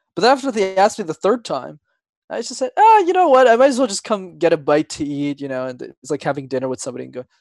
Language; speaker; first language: English; non-native, fluent; Tamil